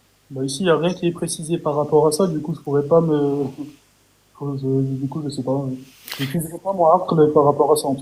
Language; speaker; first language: French; native; French